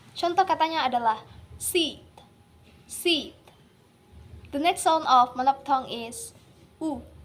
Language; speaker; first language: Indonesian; native; Indonesian